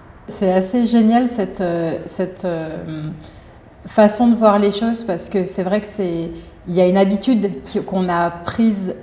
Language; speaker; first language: French; native; French